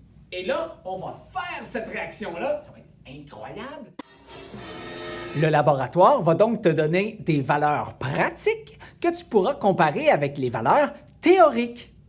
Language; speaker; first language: French; native; French